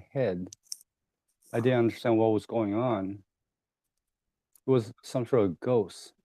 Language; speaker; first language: English; non-native, fluent; Chinese